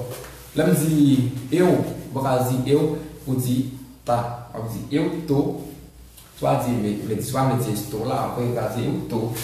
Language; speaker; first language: Portuguese; non-native, learner; Haitian Creole